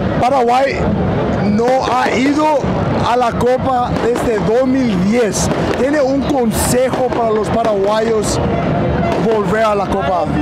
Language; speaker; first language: Spanish; early bilingual, heritage; Spanish